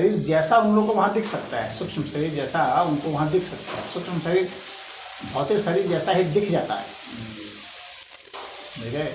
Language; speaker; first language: Hindi; native; Hindi